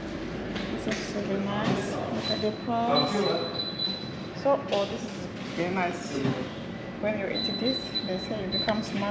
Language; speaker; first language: English; non-native, fluent; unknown